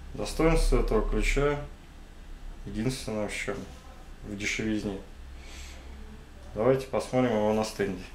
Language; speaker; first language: Russian; native; Russian